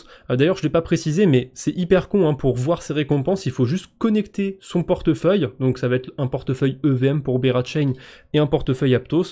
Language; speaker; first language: French; native; French